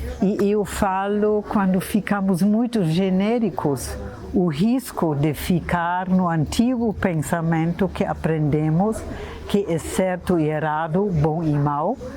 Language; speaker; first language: Portuguese; non-native, fluent; German